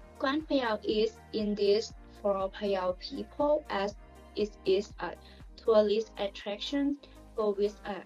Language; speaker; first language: English; non-native, learner; Thai